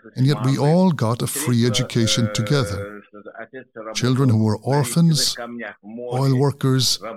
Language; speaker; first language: English; non-native, fluent; Azerbaijani